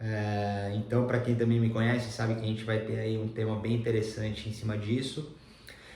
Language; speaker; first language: Portuguese; native; Portuguese